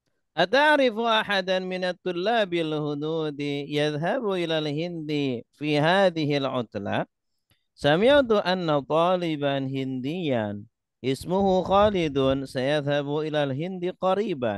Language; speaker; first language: Arabic; non-native, fluent; Indonesian